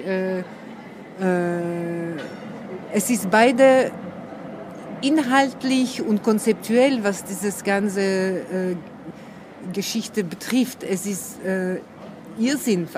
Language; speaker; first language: German; non-native, fluent; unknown